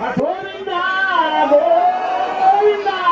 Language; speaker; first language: Telugu; native; Telugu